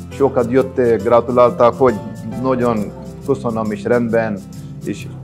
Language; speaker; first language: Hungarian; non-native, learner; Urdu